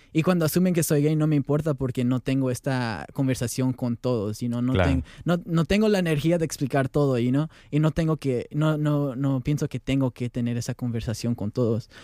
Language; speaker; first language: Spanish; early bilingual, heritage; Spanish